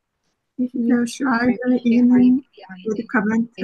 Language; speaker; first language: German; non-native, learner; Korean